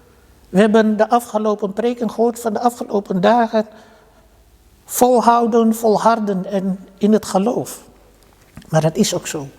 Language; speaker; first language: Dutch; early bilingual, other home language; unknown